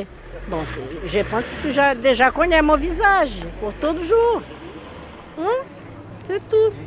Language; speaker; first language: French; non-native, learner; Portuguese